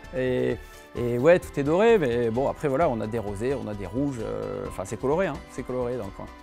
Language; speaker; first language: French; native; French